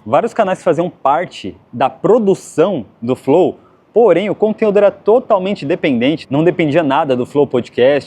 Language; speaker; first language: Portuguese; native; Portuguese